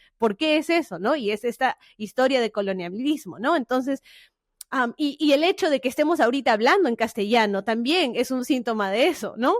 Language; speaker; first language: Spanish; early bilingual, heritage; Spanish